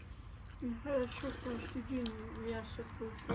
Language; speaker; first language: Russian; early bilingual, heritage; Russian